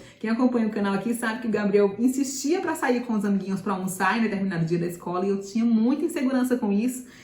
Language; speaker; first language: Portuguese; native; Portuguese